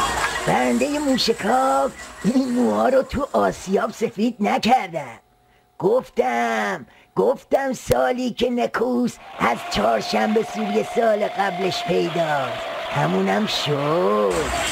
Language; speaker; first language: Persian; native; Persian